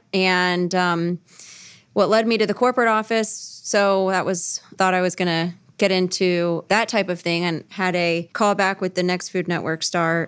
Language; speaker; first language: English; native; English